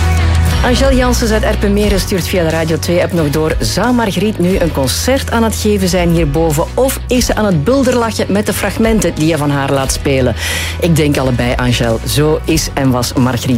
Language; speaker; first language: Dutch; native; Dutch